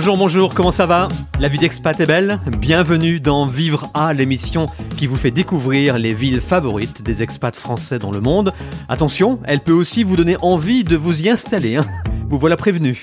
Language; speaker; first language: French; native; French